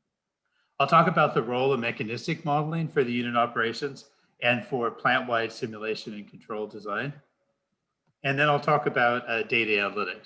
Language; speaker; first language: English; native; English